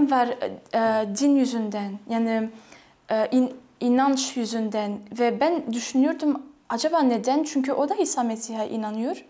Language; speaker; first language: Turkish; non-native, fluent; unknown